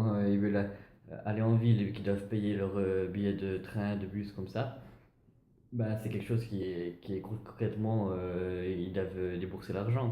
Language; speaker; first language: French; native; French